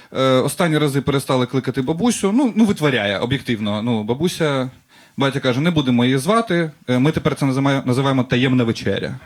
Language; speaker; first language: Ukrainian; non-native, local second language; Russian